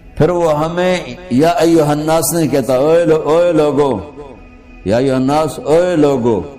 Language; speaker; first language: Urdu; non-native, local second language; Punjabi